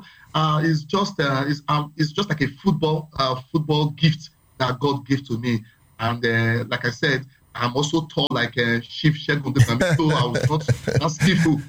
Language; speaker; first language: English; non-native, local second language; Bini